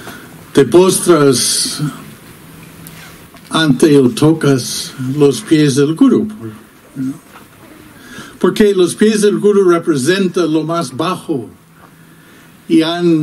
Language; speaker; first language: Spanish; non-native, fluent; English